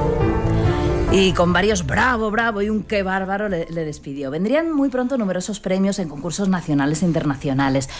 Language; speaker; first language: Spanish; native; Spanish